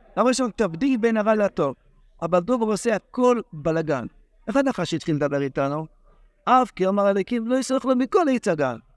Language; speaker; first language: Hebrew; non-native, fluent; English